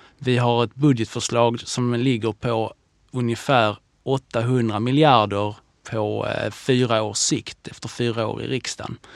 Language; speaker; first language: Swedish; early bilingual, other home language; Hebrew